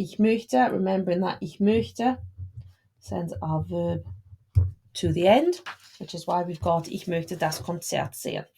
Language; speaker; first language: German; non-native, fluent; English